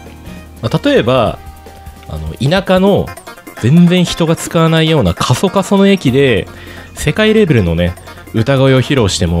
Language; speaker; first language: Japanese; native; Japanese